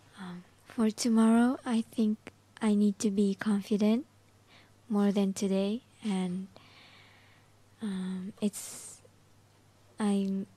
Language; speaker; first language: English; non-native, learner; Japanese